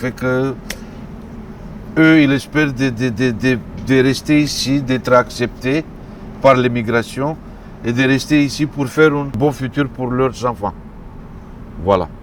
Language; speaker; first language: French; non-native, fluent; Romanian